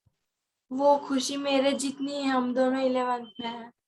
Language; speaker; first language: Hindi; non-native, local second language; Gujarati